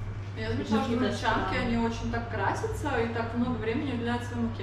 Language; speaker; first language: Russian; native; Russian